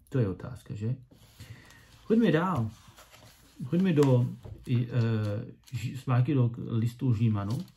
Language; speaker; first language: Czech; non-native, learner; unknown